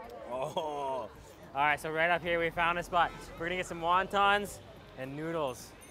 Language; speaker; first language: English; native; English